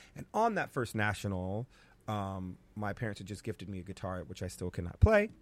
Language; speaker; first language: English; native; English